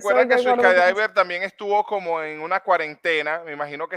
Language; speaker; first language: Spanish; native; Spanish